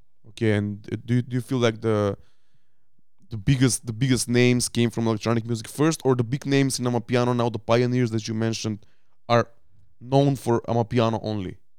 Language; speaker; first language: English; non-native, fluent; Macedonian